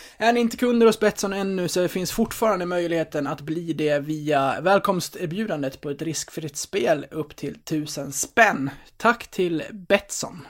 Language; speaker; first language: Swedish; native; Swedish